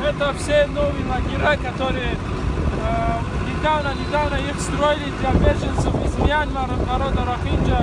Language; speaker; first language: Russian; non-native, local second language; Tajik